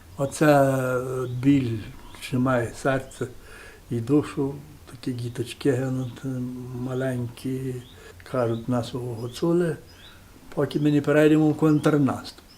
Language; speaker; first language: Ukrainian; native; Ukrainian